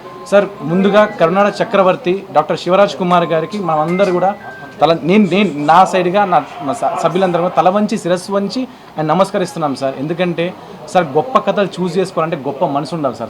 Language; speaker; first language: Telugu; native; Telugu